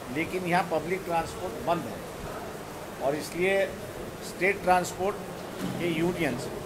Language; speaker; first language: Hindi; non-native, local second language; Marathi